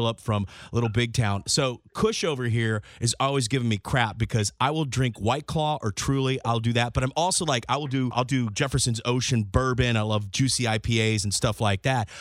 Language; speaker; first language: English; native; English